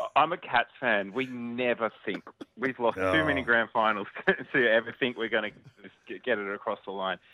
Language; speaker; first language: English; native; English